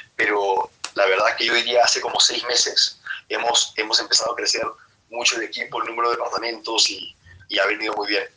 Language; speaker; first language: Spanish; native; Spanish